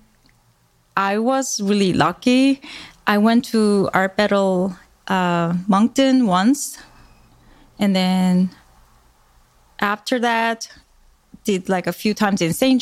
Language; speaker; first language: English; non-native, fluent; Korean